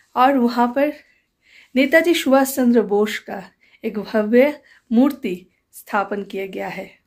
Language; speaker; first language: Hindi; non-native, local second language; Bangla